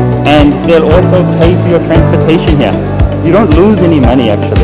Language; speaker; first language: English; native; English